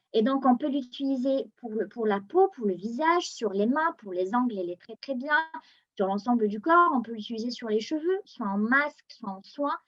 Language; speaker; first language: French; non-native, local second language; Arabic